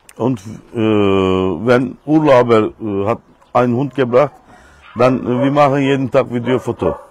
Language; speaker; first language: German; non-native, learner; Turkish